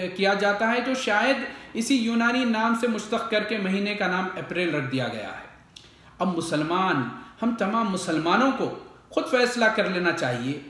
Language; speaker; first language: Urdu; native; Urdu